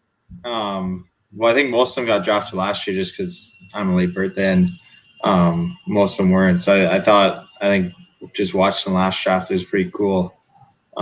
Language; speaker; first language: English; native; English